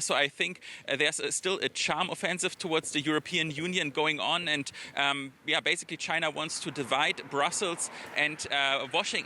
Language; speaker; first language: English; non-native, fluent; German